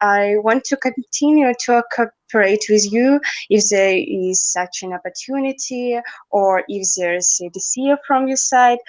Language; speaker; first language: English; non-native, learner; Russian